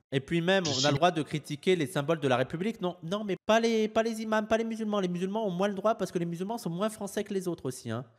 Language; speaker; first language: French; native; French